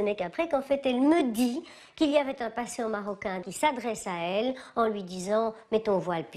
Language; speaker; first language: French; native; French